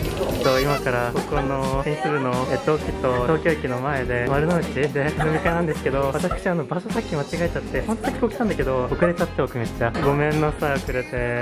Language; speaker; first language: Japanese; native; Japanese